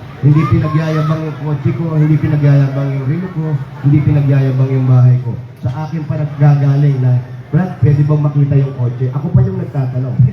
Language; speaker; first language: Filipino; native; Filipino